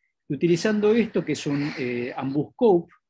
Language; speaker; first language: Spanish; native; Spanish